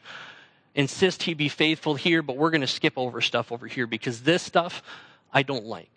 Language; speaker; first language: English; native; English